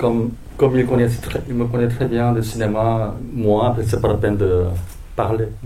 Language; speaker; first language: French; non-native, fluent; Korean